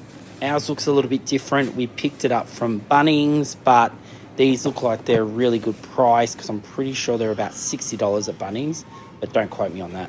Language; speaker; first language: English; native; English